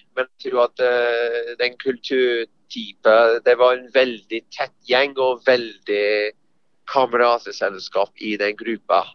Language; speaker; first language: Norwegian; non-native, fluent; English